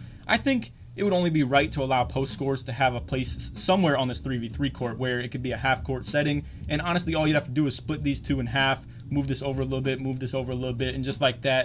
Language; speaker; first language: English; native; English